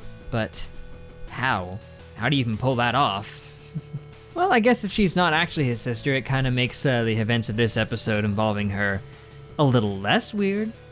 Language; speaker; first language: English; native; English